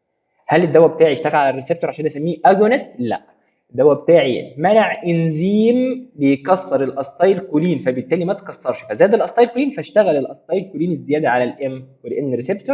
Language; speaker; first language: Arabic; native; Arabic